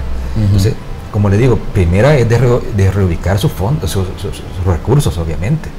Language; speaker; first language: Spanish; native; Spanish